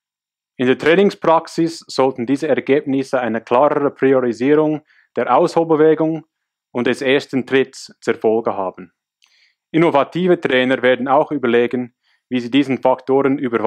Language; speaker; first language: German; non-native, fluent; English